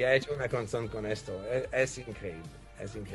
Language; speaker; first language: Spanish; non-native, fluent; French